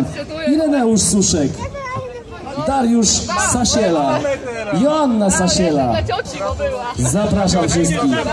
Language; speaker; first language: Polish; native; Polish